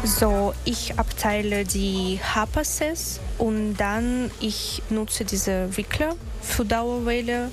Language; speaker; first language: German; non-native, learner; Russian